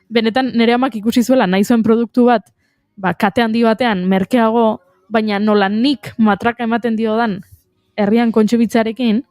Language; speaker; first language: Basque; native; Basque